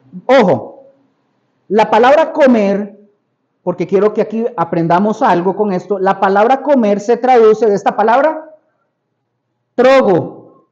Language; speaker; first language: Spanish; native; Spanish